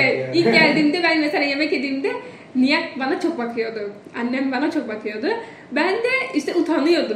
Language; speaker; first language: Turkish; non-native, fluent; Indonesian